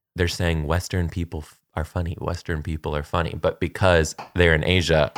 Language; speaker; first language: English; native; English